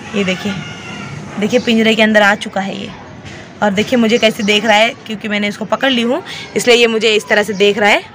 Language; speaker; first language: Hindi; non-native, local second language; Urdu